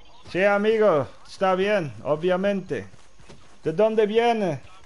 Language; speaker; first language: Spanish; non-native, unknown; Dutch